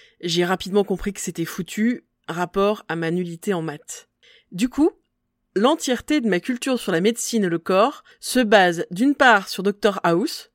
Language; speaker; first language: French; native; French